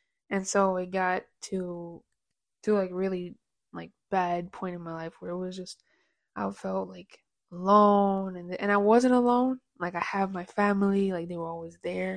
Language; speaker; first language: English; early bilingual, other home language; Spanish